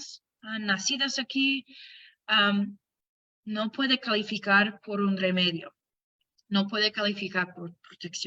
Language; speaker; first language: Spanish; non-native, fluent; English